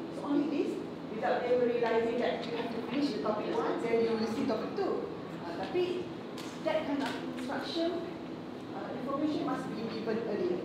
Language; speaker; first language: English; non-native, local second language; Malay